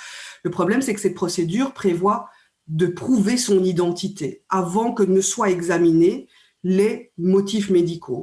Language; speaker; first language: French; native; French